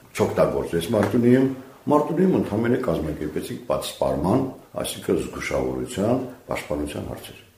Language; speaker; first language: Armenian; native; Armenian